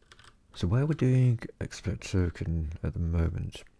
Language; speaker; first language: English; native; English